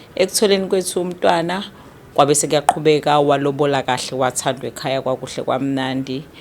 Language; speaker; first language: Zulu; native; Zulu